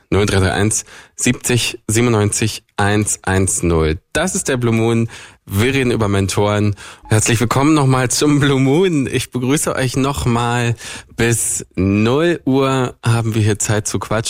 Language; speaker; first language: German; native; German